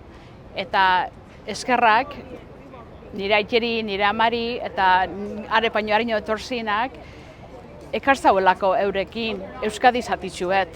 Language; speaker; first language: Basque; early bilingual, heritage; Basque